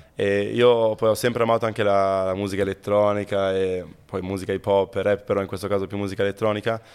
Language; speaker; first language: Italian; native; Italian